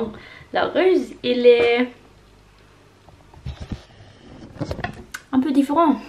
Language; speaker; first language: French; non-native, learner; Norwegian